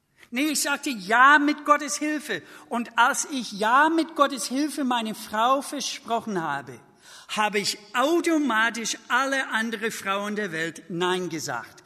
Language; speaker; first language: German; non-native, fluent; English